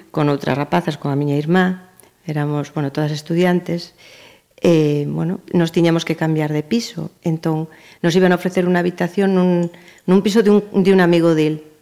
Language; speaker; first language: Galician; native; Galician